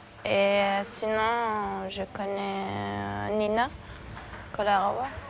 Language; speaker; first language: French; non-native, fluent; Lithuanian